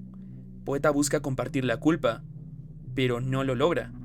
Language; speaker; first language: Spanish; native; Spanish